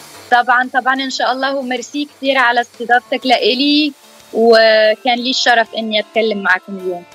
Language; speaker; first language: Arabic; early bilingual, heritage; Arabic